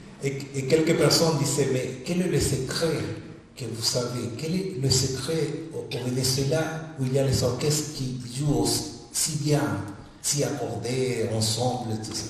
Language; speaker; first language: French; non-native, fluent; Spanish